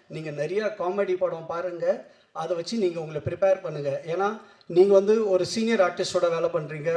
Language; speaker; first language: Tamil; non-native, local second language; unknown